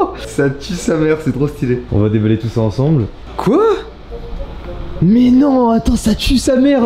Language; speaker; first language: French; native; French